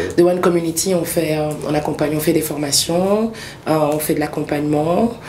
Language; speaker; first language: French; early bilingual, other home language; Swahili